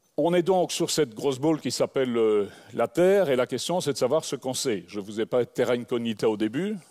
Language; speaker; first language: French; native; French